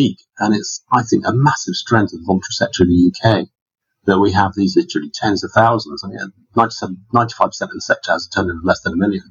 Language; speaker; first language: English; native; English